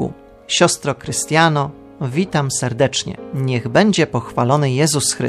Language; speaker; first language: Polish; native; Polish